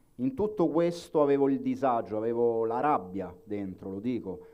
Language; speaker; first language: Italian; native; Italian